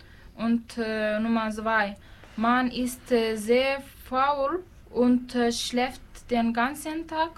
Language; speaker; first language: German; non-native, learner; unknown